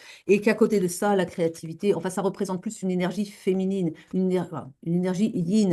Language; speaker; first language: French; native; French